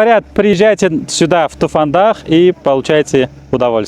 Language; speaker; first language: Russian; native; Russian